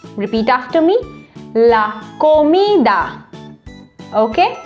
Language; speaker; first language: Spanish; non-native, fluent; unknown